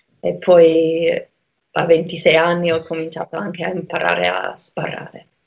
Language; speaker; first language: Italian; non-native, fluent; English